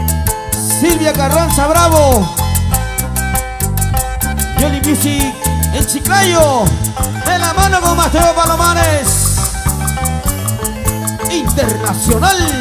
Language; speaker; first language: Spanish; native; Spanish